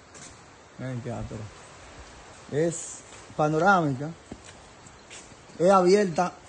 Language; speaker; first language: Spanish; native; Spanish